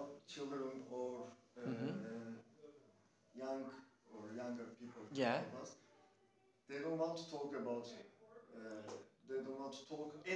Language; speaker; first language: English; non-native, learner; Turkish